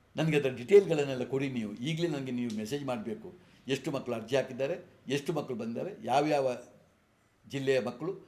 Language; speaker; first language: Kannada; non-native, local second language; Tulu